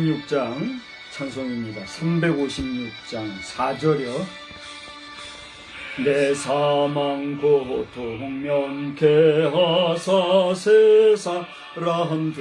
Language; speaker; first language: Korean; native; Korean